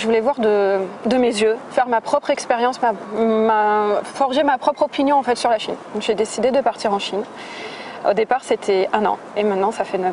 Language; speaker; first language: French; native; French